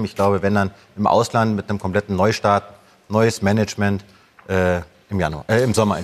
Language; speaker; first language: German; native; German